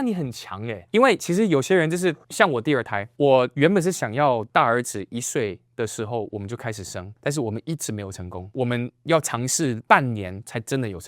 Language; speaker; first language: Chinese; native; Chinese